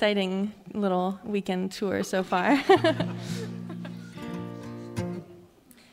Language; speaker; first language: English; native; English